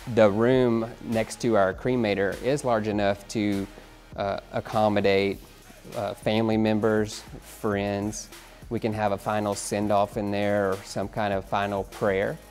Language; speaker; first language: English; native; English